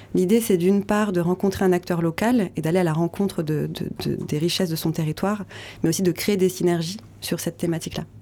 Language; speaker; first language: French; native; French